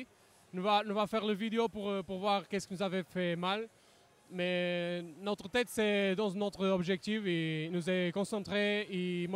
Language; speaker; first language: French; non-native, learner; Portuguese